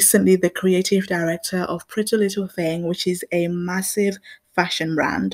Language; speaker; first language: English; non-native, local second language; Shona